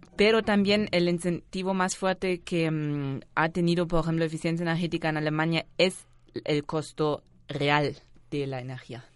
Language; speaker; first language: Spanish; non-native, fluent; German